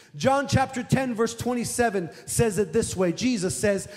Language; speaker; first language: English; early bilingual, other home language; Romanian